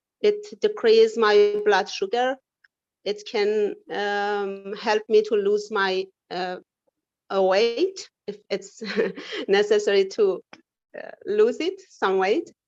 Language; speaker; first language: English; non-native, learner; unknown